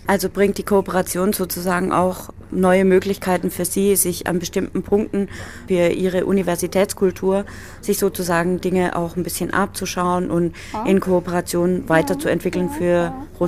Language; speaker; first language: German; native; German